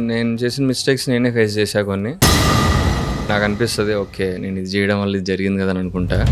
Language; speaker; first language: Telugu; native; Telugu